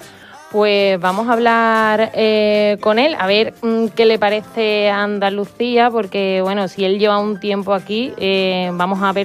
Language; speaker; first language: Spanish; native; Spanish